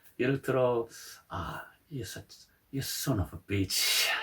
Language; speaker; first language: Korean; non-native, learner; Italian